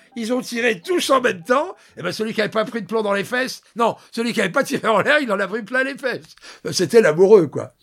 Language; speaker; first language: French; native; French